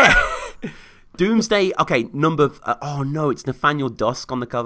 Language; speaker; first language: English; native; English